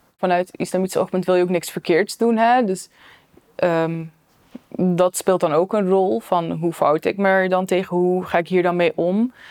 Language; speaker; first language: Dutch; early bilingual, other home language; Turkish